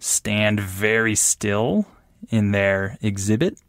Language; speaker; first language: English; native; English